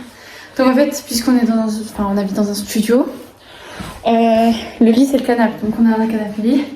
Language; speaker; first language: French; native; French